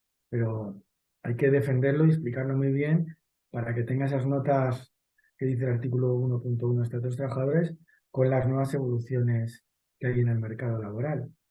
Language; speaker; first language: Spanish; native; Spanish